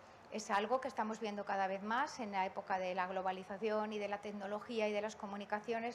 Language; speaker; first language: Spanish; native; Spanish